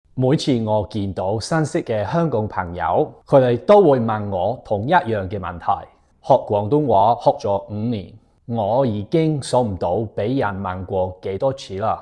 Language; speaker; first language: Cantonese; non-native, fluent; English